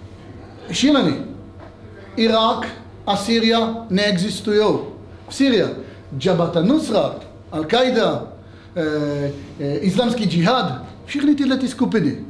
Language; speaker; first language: Czech; non-native, fluent; Hebrew